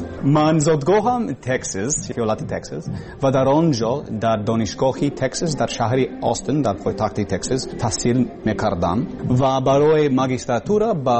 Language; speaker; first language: Persian; non-native, learner; English